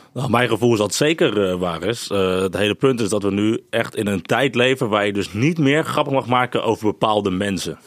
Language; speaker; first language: Dutch; native; Dutch